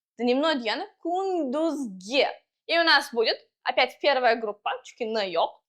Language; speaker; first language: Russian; non-native, local second language; Uzbek